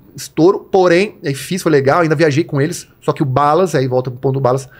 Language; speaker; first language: Portuguese; native; Portuguese